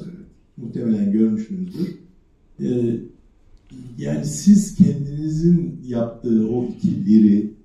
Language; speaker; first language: Turkish; native; Turkish